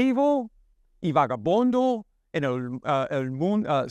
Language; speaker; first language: Spanish; non-native, learner; English